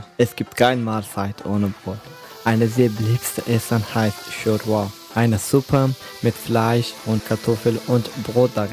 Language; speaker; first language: German; non-native, fluent; Persian